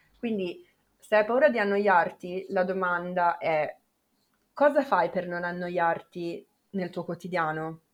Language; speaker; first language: Italian; native; Italian